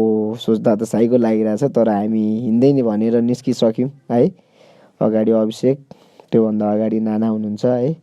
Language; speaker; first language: Nepali; native; Nepali